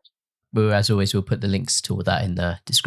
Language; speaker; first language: English; native; English